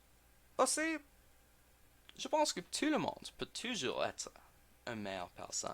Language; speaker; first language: French; non-native, learner; English